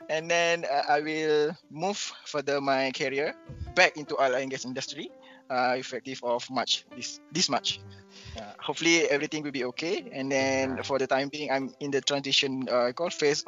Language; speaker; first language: English; non-native, local second language; Malay